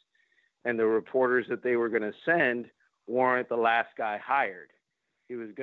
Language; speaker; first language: English; non-native, fluent; Spanish